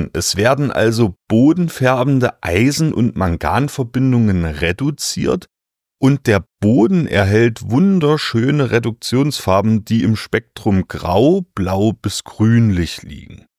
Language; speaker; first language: German; native; German